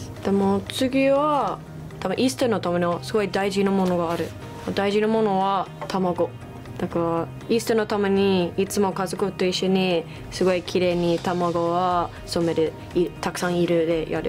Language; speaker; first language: Japanese; non-native, learner; English